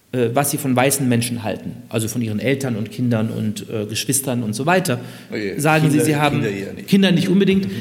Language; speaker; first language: German; native; German